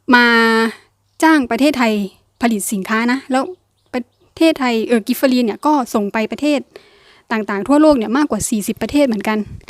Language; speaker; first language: Thai; native; Thai